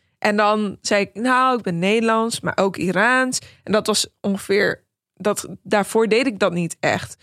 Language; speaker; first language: Dutch; early bilingual, other home language; Persian